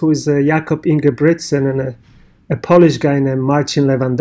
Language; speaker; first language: English; non-native, fluent; Polish